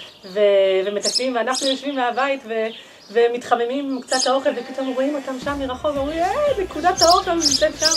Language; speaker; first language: Hebrew; native; Hebrew